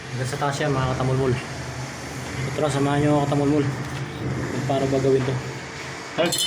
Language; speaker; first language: Filipino; native; Filipino